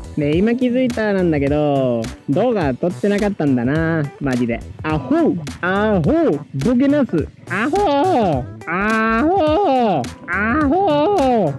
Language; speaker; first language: Japanese; non-native, fluent; Spanish